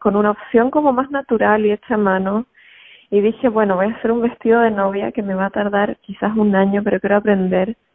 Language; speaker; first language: Spanish; native; Spanish